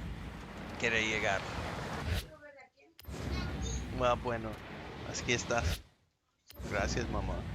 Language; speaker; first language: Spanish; non-native, learner; English